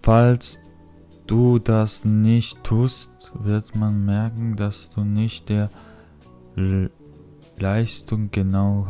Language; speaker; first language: German; non-native, fluent; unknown